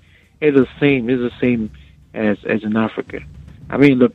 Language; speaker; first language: English; non-native, local second language; Yoruba